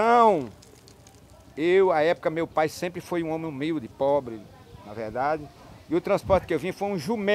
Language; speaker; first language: Portuguese; native; Portuguese